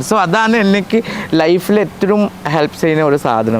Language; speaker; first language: Malayalam; non-native, learner; Assamese